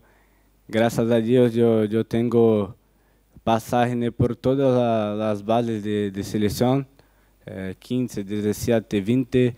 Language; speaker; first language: Spanish; non-native, fluent; Portuguese